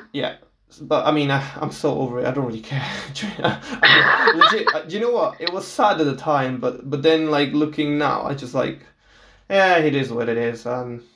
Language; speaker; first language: English; non-native, fluent; Portuguese